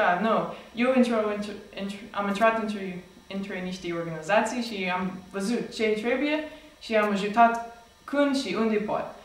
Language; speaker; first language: Romanian; non-native, fluent; English